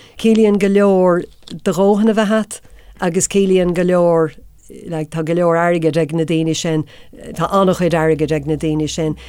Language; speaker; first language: Irish; non-native, local second language; English